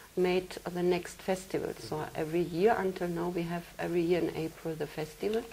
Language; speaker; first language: English; non-native, fluent; German